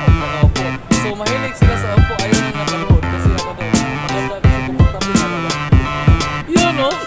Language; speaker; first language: Filipino; non-native, local second language; Cebuano